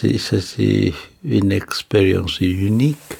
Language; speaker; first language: French; non-native, fluent; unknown